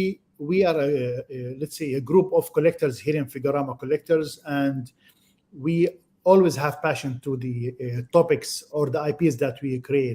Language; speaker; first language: English; non-native, fluent; Arabic